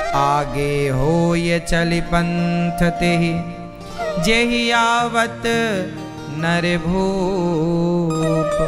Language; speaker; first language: Hindi; native; Hindi